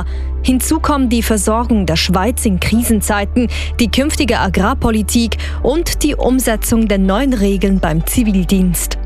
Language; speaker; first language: German; native; German